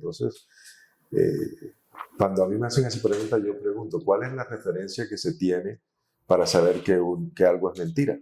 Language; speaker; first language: Spanish; native; Spanish